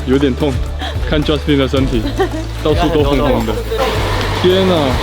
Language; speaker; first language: Chinese; native; Chinese